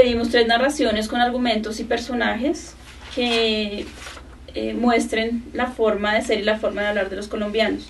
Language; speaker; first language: Spanish; native; Spanish